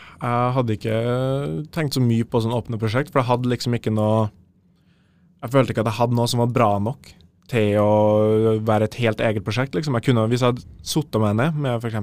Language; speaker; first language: Norwegian; native; Norwegian